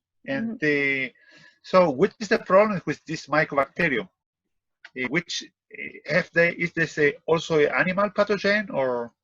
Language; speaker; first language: English; non-native, fluent; Spanish